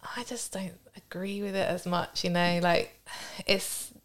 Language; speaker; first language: English; native; English